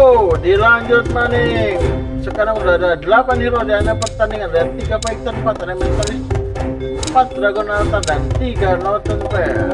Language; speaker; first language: Indonesian; native; Indonesian